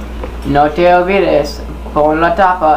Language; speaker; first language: Spanish; non-native, learner; English